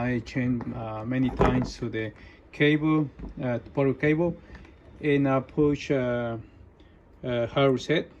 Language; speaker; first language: English; non-native, learner; Spanish